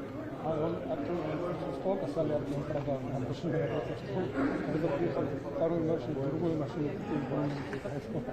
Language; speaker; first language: Russian; non-native, local second language; Georgian